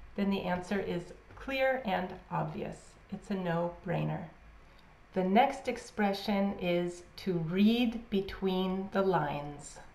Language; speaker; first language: English; native; English